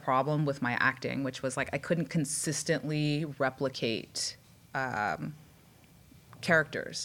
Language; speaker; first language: English; native; English